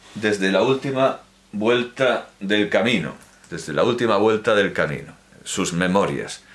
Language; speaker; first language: Spanish; native; Spanish